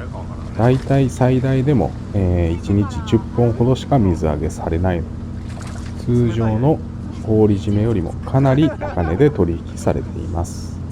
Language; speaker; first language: Japanese; native; Japanese